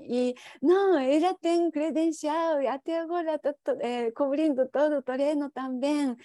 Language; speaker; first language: Portuguese; non-native, learner; Japanese